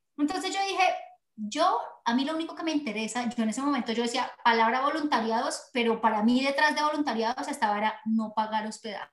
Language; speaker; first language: Spanish; native; Spanish